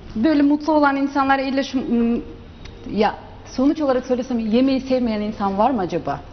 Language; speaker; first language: Turkish; non-native, fluent; Uzbek